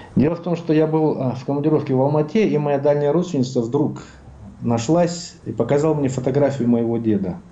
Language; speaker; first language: Russian; non-native, local second language; Kazakh